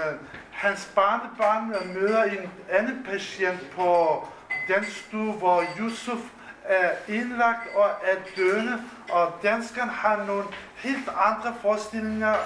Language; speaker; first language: Danish; non-native, fluent; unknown